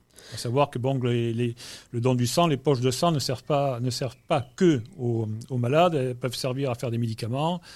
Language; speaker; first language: French; native; French